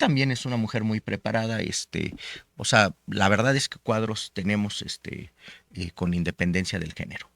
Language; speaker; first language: Spanish; native; Spanish